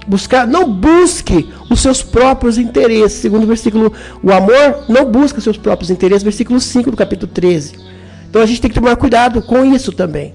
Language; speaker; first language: Portuguese; native; Portuguese